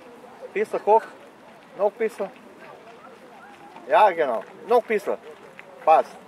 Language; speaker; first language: German; non-native, learner; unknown